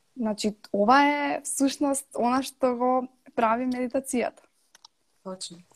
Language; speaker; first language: Macedonian; native; Macedonian